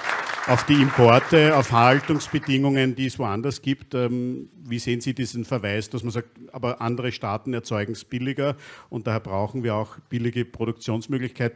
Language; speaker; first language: German; native; German